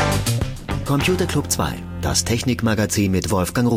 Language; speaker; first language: German; native; German